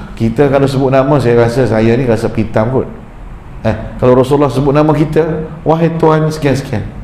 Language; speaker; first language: Malay; early bilingual, heritage; Malay